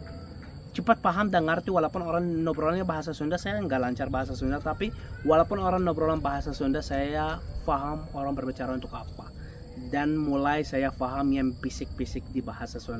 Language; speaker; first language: Indonesian; non-native, fluent; Arabic